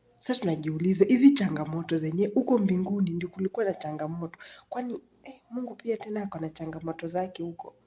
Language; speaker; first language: Swahili; native; Swahili